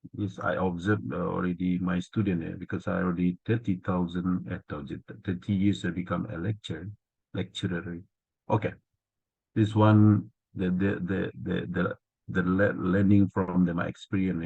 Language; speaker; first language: English; non-native, learner; Indonesian